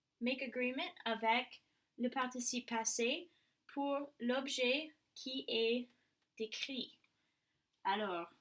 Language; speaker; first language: French; non-native, fluent; English